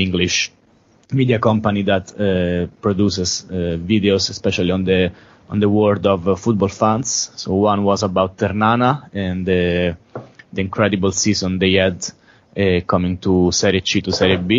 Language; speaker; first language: English; non-native, fluent; Italian